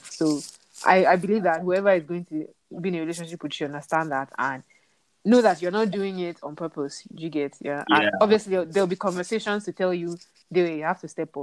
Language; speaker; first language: English; non-native, local second language; Yoruba